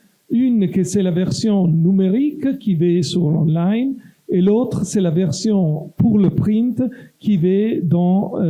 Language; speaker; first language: French; non-native, local second language; Italian